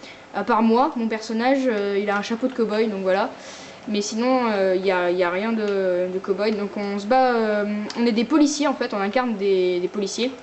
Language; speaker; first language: French; native; French